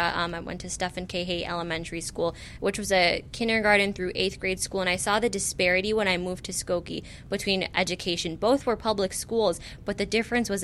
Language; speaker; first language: English; native; English